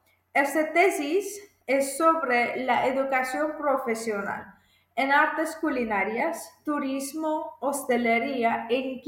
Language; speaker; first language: Spanish; non-native, fluent; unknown